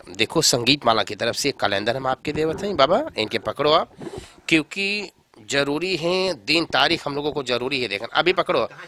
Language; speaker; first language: Hindi; early bilingual, heritage; Hindi